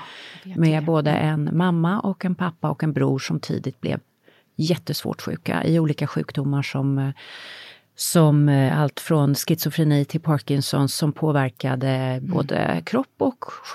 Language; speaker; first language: Swedish; native; Swedish